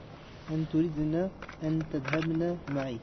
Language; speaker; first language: Arabic; non-native, learner; French